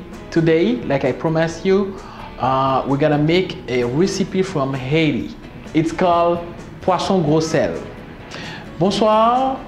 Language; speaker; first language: English; non-native, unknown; Haitian Creole